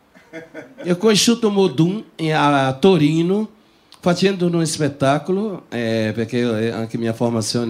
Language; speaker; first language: Italian; non-native, fluent; Portuguese